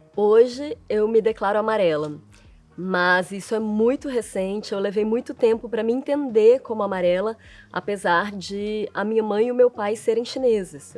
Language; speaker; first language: Portuguese; early bilingual, other home language; Chinese